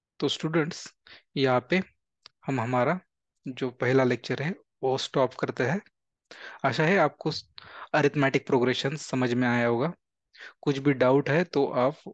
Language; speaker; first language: Hindi; non-native, local second language; Marathi